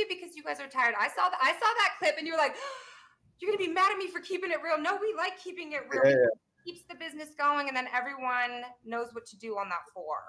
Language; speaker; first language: English; native; English